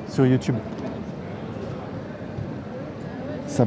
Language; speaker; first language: French; native; French